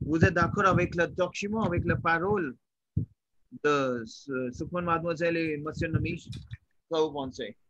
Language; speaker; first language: French; non-native, learner; Hindi